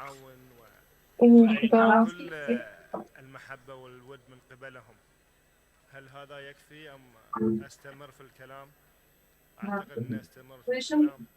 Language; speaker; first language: Arabic; non-native, learner; Uzbek